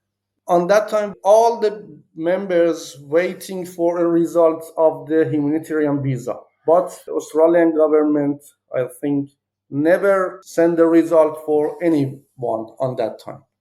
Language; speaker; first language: English; non-native, learner; Persian